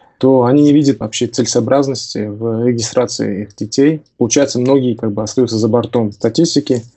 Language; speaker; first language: Russian; non-native, local second language; Tajik